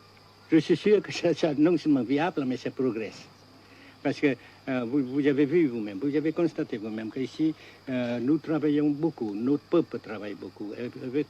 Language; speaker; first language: French; non-native, fluent; Vietnamese